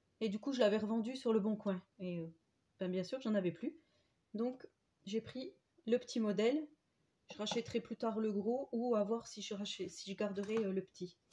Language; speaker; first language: French; native; French